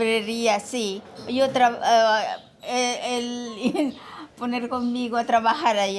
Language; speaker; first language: Spanish; non-native, learner; Filipino